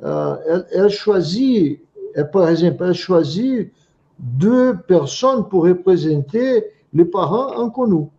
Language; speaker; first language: French; non-native, fluent; Portuguese